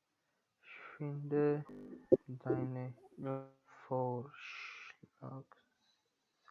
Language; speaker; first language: German; non-native, fluent; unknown